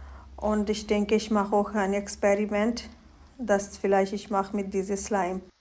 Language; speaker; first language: German; non-native, learner; Hindi